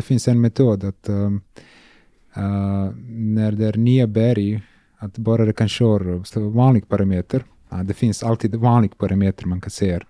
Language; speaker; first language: Swedish; non-native, learner; Serbian